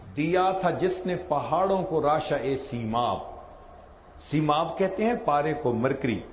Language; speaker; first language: Urdu; non-native, local second language; Punjabi